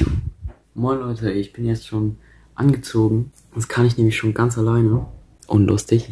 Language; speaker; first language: German; native; German